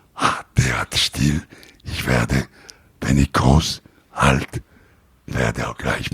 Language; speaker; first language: German; non-native, learner; Italian